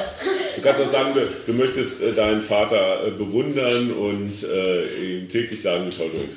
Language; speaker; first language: German; native; German